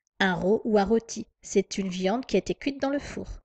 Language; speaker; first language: French; native; French